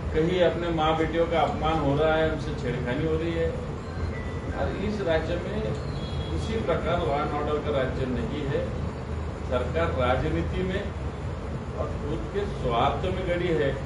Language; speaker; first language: Hindi; non-native, local second language; Marathi